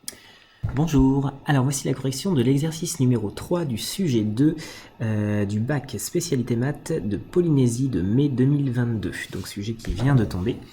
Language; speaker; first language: French; native; French